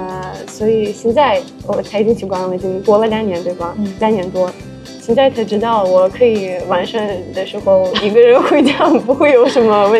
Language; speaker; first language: Chinese; non-native, fluent; Russian